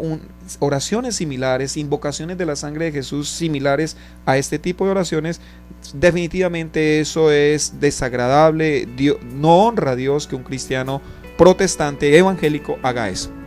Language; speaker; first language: Spanish; native; Spanish